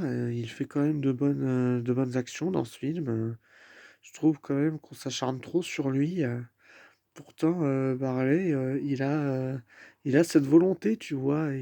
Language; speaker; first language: French; native; French